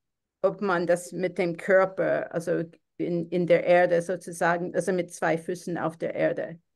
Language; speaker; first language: German; non-native, fluent; English